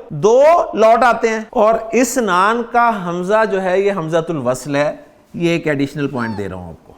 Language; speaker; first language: Urdu; native; Urdu